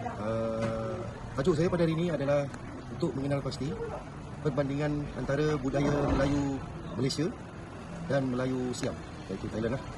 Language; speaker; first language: Malay; native; Malay